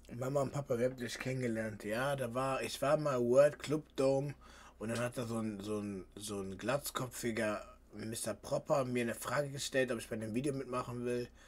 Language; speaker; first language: German; native; German